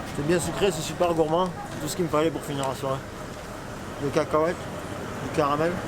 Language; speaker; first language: French; native; French